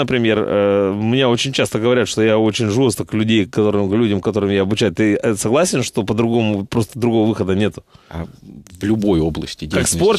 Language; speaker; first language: Russian; native; Russian